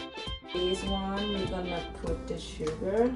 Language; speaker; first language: English; non-native, learner; Thai